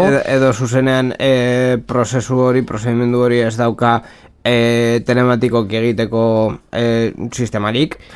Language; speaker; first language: Basque; non-native, local second language; Spanish